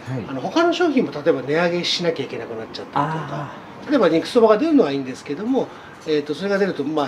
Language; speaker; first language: Japanese; native; Japanese